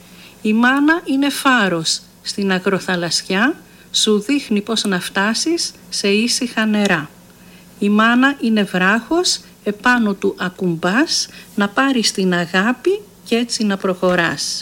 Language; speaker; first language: Greek; native; Greek